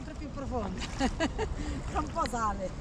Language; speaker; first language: Italian; native; Italian